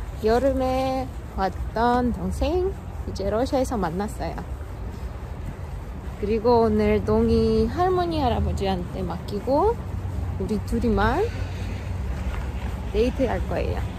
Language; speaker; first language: Korean; non-native, fluent; Russian